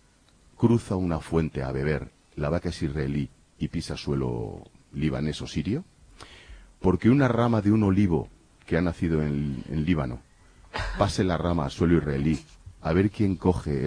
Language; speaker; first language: Spanish; native; Spanish